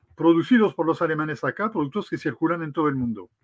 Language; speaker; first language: Spanish; non-native, fluent; French